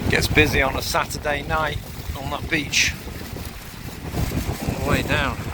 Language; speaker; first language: English; native; English